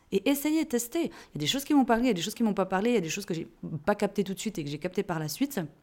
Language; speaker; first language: French; native; French